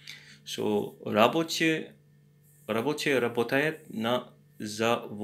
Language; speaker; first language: Russian; non-native, learner; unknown